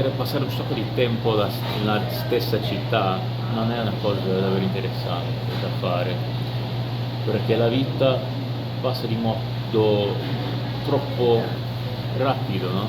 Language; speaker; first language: Italian; non-native, learner; Portuguese